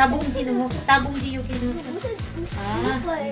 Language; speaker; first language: Korean; non-native, learner; Filipino